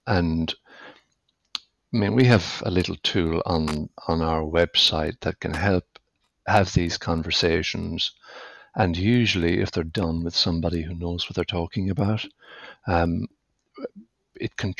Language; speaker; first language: English; native; English